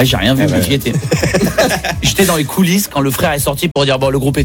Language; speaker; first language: French; native; French